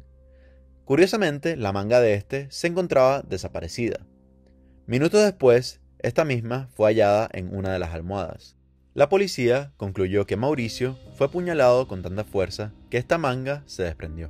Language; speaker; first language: Spanish; native; Spanish